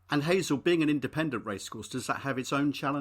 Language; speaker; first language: English; native; English